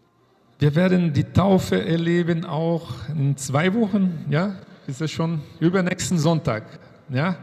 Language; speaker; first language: German; non-native, fluent; Portuguese